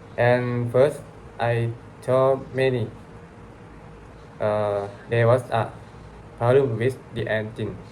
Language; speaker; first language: English; non-native, learner; Thai